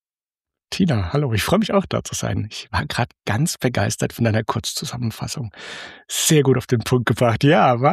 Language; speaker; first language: German; native; German